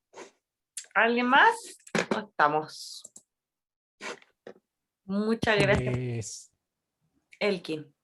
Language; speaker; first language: Spanish; native; Spanish